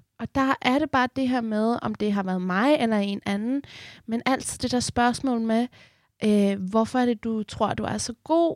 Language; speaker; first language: Danish; early bilingual, other home language; Persian